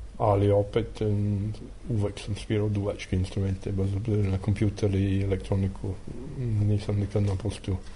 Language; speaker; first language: Serbian; non-native, fluent; English